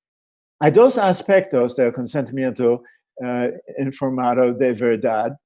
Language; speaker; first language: Spanish; non-native, fluent; English